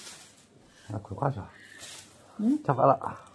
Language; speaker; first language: Chinese; native; Chinese